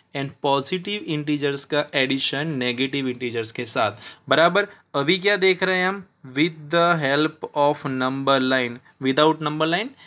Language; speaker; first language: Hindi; non-native, local second language; Gujarati